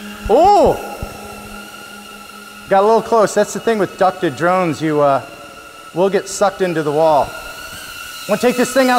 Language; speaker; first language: English; native; English